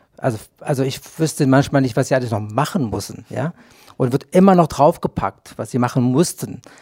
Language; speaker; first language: German; non-native, fluent; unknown